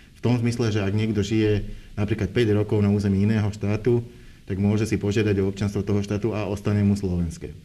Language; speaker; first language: Slovak; native; Slovak